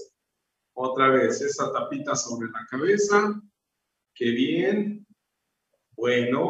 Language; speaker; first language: Spanish; native; Spanish